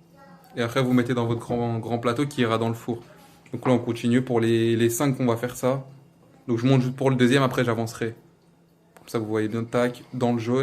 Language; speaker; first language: French; native; French